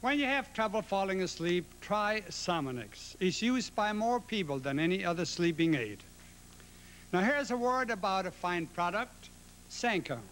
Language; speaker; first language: English; native; English